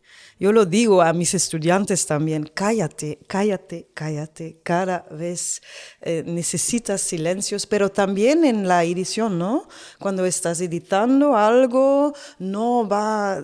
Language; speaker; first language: Spanish; non-native, learner; Dutch